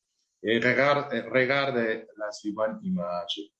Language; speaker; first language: French; non-native, fluent; Spanish